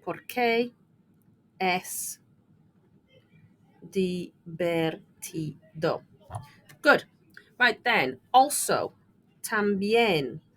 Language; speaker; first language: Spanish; non-native, fluent; English